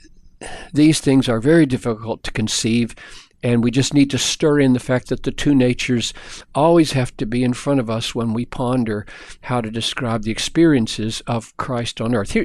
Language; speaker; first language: English; native; English